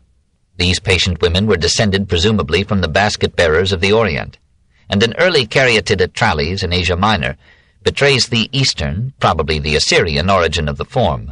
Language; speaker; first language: English; native; English